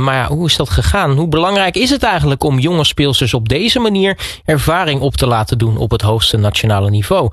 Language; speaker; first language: Dutch; native; Dutch